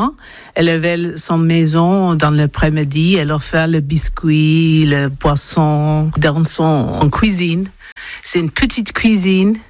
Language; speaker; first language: French; non-native, learner; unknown